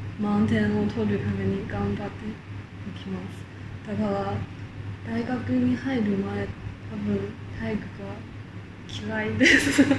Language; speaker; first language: Japanese; non-native, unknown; Chinese